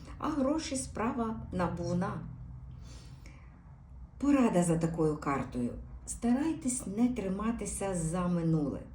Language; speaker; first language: Ukrainian; native; Ukrainian